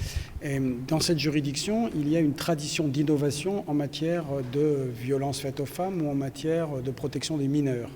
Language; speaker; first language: French; native; French